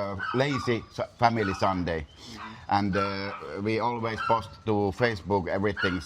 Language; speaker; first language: English; non-native, fluent; Finnish